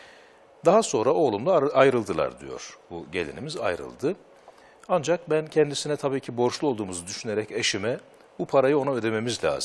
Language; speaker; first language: Turkish; native; Turkish